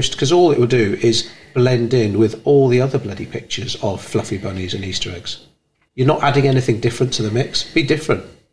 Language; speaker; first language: English; native; English